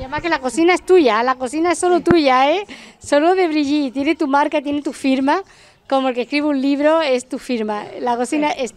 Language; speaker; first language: Spanish; native; Spanish